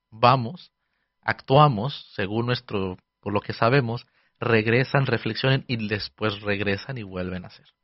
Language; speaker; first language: Spanish; early bilingual, heritage; Spanish